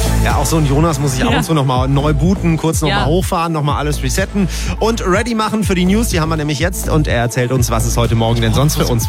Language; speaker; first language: German; native; German